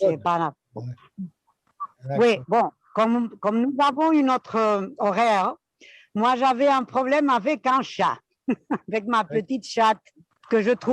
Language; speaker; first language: French; non-native, fluent; Spanish